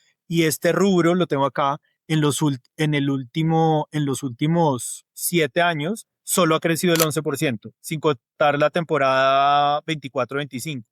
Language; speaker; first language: Spanish; native; Spanish